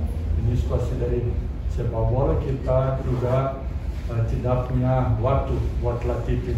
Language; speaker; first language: Indonesian; non-native, learner; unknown